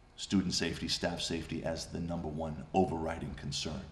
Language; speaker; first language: English; native; English